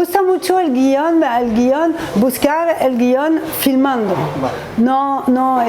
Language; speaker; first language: Spanish; non-native, learner; French